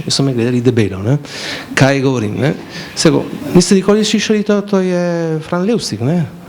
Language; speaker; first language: Slovenian; native; Slovenian